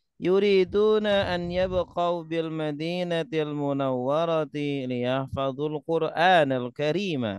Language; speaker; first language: Arabic; non-native, fluent; Indonesian